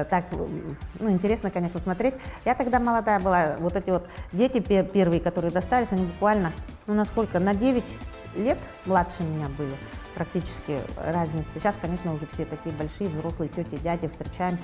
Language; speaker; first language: Russian; native; Russian